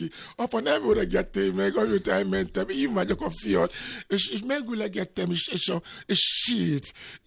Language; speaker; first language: Hungarian; non-native, learner; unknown